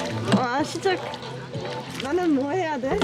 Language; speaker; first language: Korean; non-native, fluent; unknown